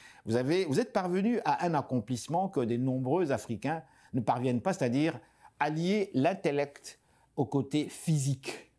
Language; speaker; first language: French; non-native, local second language; Lingala